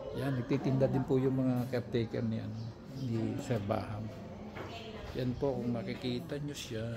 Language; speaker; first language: Filipino; native; Filipino